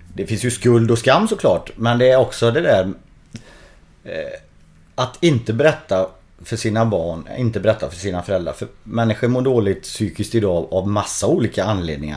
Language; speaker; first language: Swedish; native; Swedish